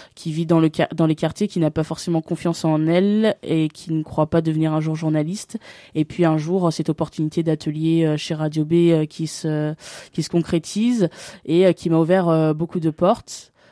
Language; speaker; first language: French; native; French